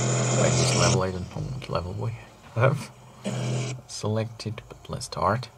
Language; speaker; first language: English; non-native, learner; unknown